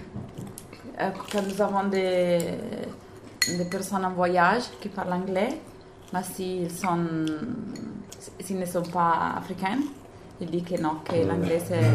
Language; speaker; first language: French; non-native, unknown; Italian